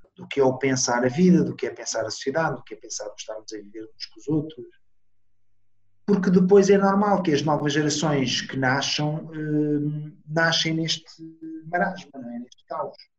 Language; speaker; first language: Portuguese; non-native, fluent; Italian